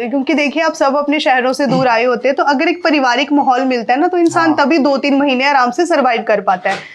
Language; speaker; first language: Hindi; native; Hindi